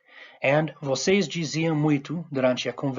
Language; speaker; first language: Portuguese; non-native, fluent; English